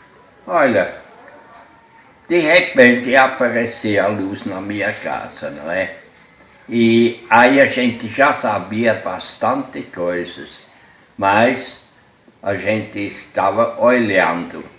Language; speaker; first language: Portuguese; non-native, fluent; German